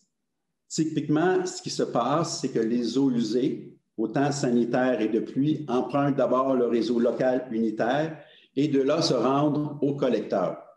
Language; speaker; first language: French; native; French